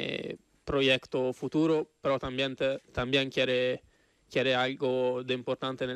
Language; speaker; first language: Spanish; non-native, fluent; Italian